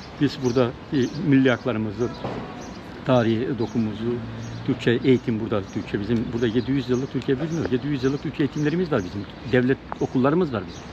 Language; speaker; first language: Turkish; native; Turkish